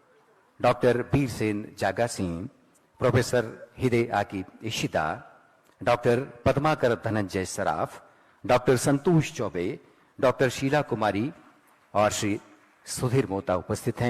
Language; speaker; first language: Hindi; native; Hindi